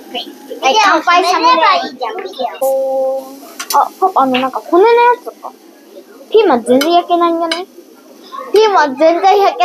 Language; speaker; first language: Japanese; early bilingual, heritage; Japanese